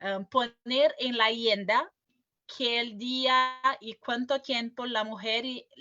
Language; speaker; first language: Spanish; non-native, fluent; Portuguese